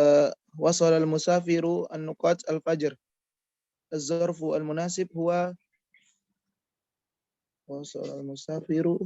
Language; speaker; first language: Arabic; non-native, learner; Indonesian